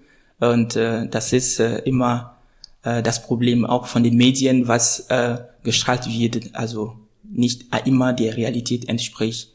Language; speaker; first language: German; non-native, fluent; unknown